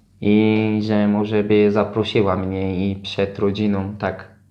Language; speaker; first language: Polish; non-native, learner; Turkish